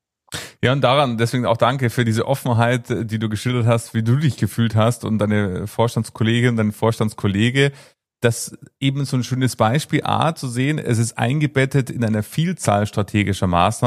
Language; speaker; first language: German; native; German